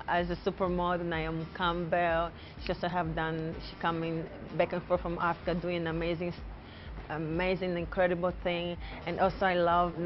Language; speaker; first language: English; non-native, fluent; Portuguese